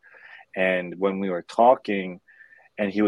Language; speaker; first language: English; native; English